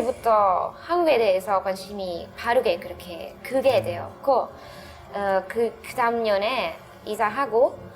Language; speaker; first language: Korean; non-native, learner; Italian